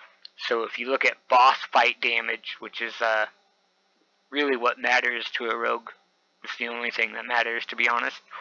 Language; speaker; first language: English; native; English